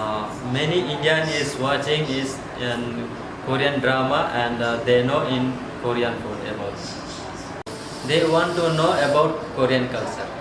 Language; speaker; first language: English; non-native, learner; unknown